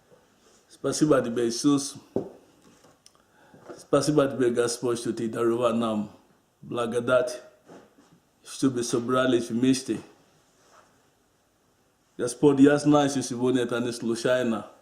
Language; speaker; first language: Russian; non-native, learner; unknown